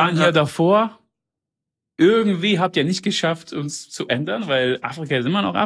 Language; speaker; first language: German; early bilingual, heritage; German